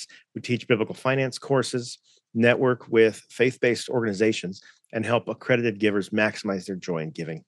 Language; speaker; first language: English; native; English